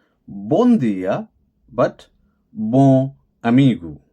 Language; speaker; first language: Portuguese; non-native, fluent; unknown